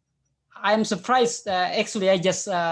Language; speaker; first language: English; non-native, fluent; Indonesian